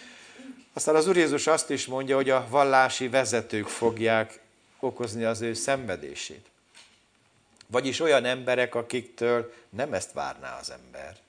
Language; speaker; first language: Hungarian; native; Hungarian